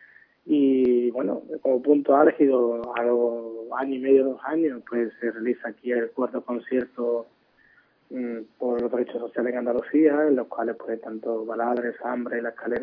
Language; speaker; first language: Spanish; native; Spanish